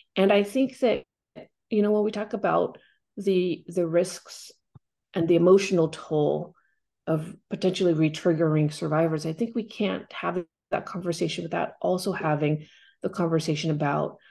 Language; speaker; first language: English; native; English